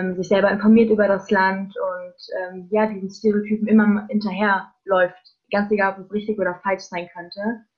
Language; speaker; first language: German; native; German